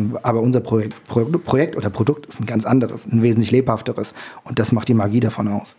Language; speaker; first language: German; native; German